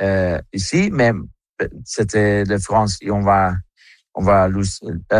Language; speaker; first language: French; non-native, learner; Dutch